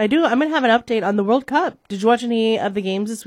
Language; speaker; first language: English; native; English